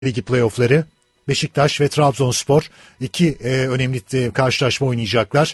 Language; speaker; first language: Turkish; native; Turkish